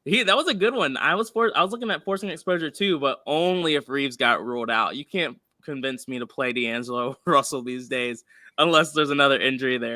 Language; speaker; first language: English; native; English